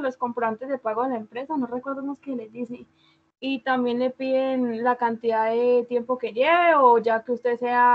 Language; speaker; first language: Spanish; native; Spanish